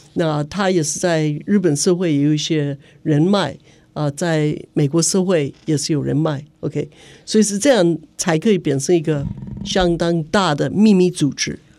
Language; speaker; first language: Chinese; non-native, fluent; English